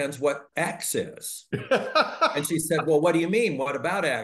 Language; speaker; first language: English; native; English